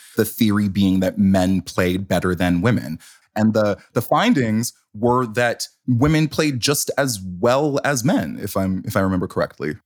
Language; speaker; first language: English; native; English